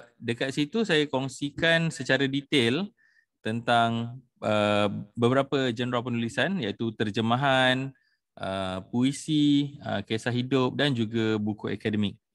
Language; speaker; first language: Malay; native; Malay